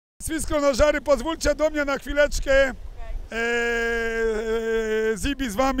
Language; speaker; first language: Polish; native; Polish